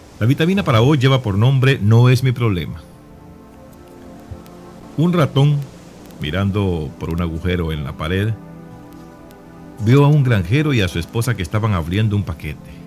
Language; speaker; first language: Spanish; native; Spanish